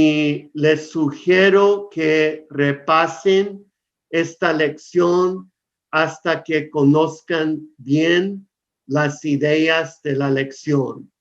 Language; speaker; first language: Spanish; non-native, fluent; English